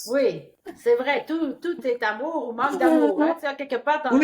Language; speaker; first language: French; native; French